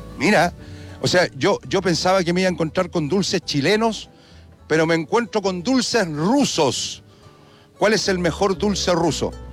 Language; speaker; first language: Spanish; native; Spanish